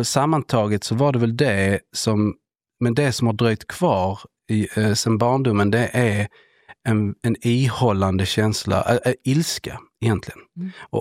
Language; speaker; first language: Swedish; native; Swedish